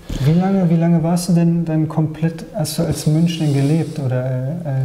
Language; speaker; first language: German; native; German